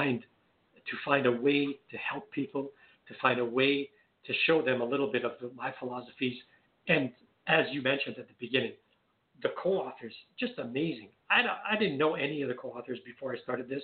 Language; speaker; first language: English; non-native, fluent; French